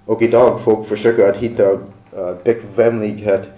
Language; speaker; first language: Swedish; non-native, learner; English